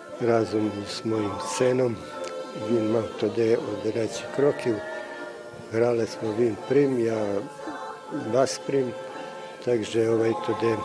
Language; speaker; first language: Ukrainian; early bilingual, heritage; Ukrainian